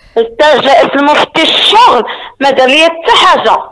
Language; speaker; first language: Arabic; native; Arabic